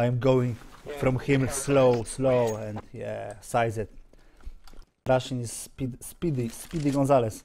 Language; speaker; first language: English; non-native, learner; Polish